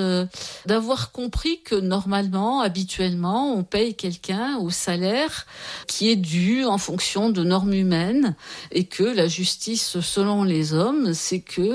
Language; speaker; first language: French; native; French